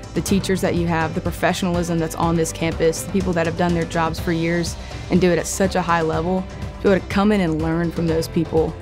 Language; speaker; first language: English; native; English